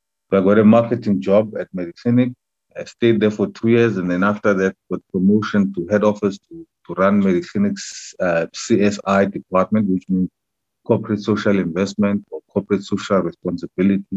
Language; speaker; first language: English; non-native, local second language; Xhosa